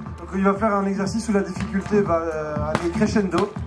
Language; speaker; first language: French; native; French